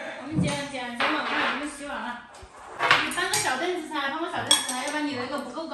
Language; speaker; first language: Chinese; native; Chinese